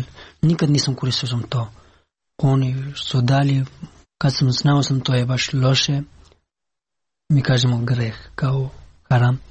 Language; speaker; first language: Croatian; non-native, learner; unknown